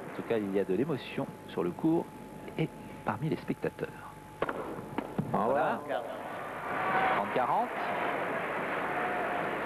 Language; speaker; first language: French; native; French